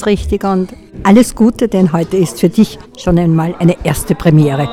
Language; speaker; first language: German; native; German